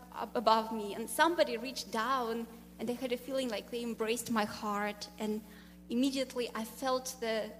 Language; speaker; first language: English; non-native, fluent; Russian